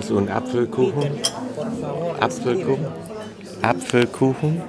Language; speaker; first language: Spanish; non-native, fluent; German